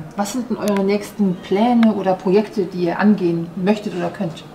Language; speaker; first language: German; native; German